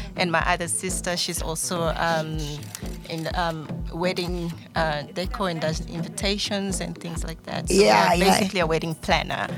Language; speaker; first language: English; non-native, fluent; Portuguese